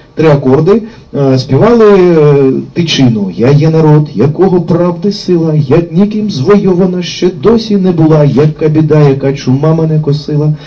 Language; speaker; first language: Ukrainian; non-native, local second language; Russian